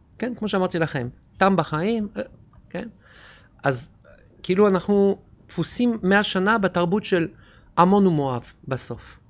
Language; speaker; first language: Hebrew; non-native, fluent; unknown